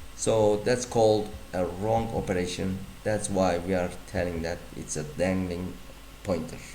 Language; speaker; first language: English; non-native, fluent; Turkish